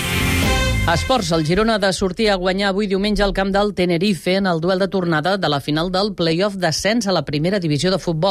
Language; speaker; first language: Catalan; native; Catalan